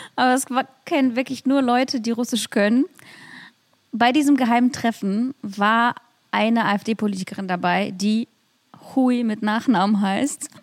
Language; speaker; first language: German; early bilingual, other home language; Russian